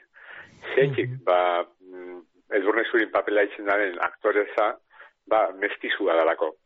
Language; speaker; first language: Basque; native; Basque